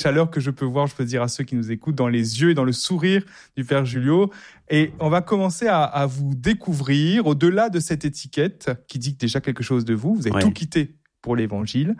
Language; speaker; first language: French; native; French